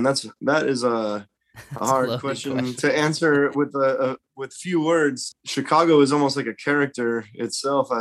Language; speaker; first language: English; native; English